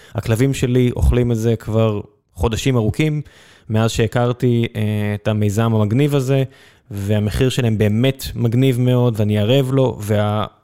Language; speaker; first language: Hebrew; native; Hebrew